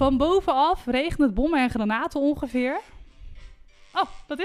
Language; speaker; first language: Dutch; native; Dutch